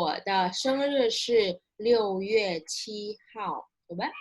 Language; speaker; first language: Chinese; non-native, fluent; Indonesian